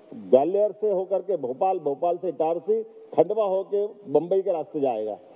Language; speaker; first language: Hindi; native; Hindi